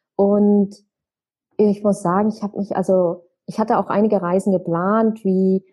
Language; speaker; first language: German; native; German